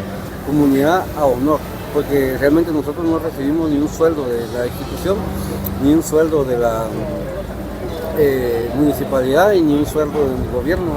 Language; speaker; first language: Spanish; native; Spanish